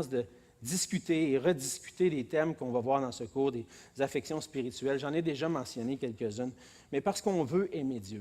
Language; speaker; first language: French; native; French